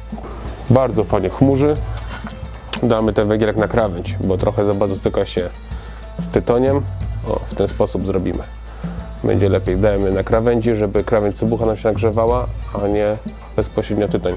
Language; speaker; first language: Polish; native; Polish